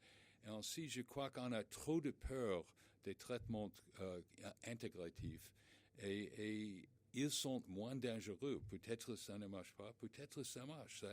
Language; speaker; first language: French; non-native, learner; English